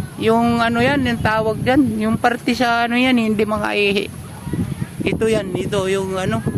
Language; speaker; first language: Filipino; non-native, local second language; Cebuano